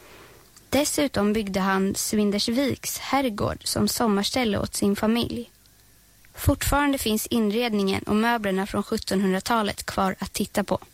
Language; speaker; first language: Swedish; native; Swedish